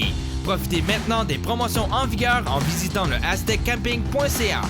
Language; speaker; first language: French; native; French